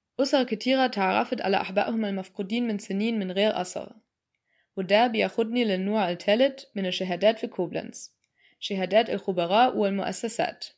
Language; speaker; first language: Arabic; non-native, fluent; German